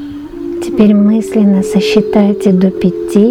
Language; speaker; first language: Russian; native; Russian